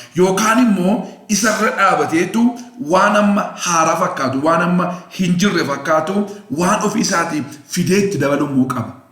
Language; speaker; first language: Oromo; non-native, local second language; Amharic